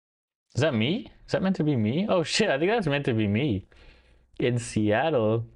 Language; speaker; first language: English; native; English